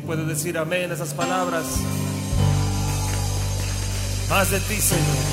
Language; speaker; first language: Spanish; native; Spanish